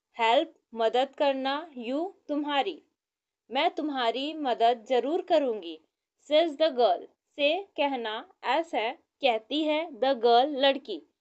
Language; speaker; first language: Hindi; native; Hindi